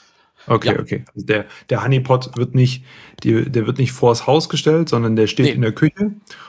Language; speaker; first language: German; native; German